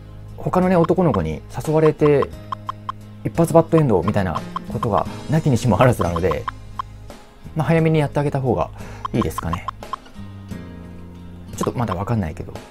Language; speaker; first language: Japanese; native; Japanese